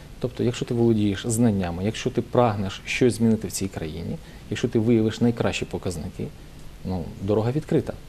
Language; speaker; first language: Ukrainian; native; Ukrainian